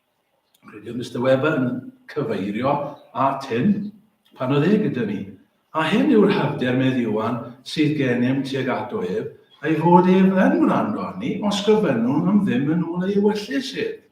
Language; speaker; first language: Welsh; native; Welsh